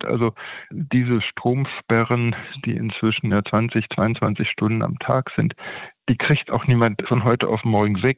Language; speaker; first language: German; native; German